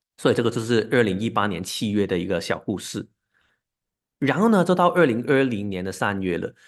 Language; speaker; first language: Chinese; non-native, local second language; Cantonese